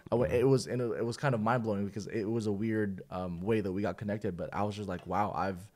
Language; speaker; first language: English; early bilingual, other home language; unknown